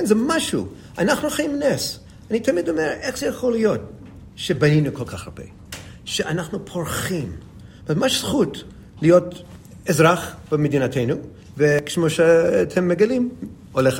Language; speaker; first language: Hebrew; non-native, fluent; English